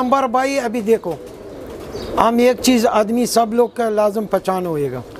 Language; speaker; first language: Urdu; non-native, learner; Arabic